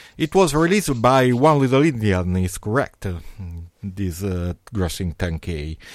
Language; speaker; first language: English; non-native, learner; Italian